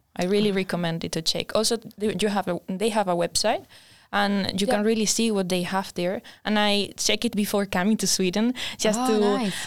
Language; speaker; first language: English; non-native, fluent; Spanish